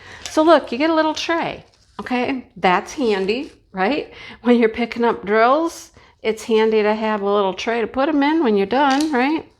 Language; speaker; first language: English; native; English